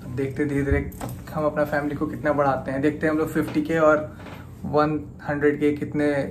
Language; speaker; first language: Hindi; native; Hindi